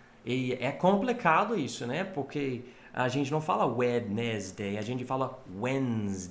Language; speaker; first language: Portuguese; non-native, fluent; English